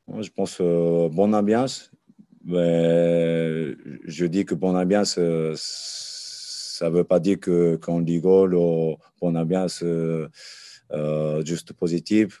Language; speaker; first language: French; non-native, learner; Japanese